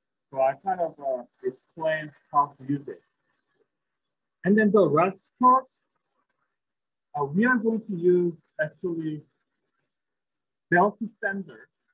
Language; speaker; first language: English; non-native, fluent; Korean